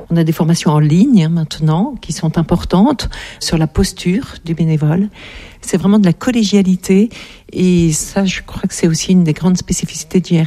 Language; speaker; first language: French; native; French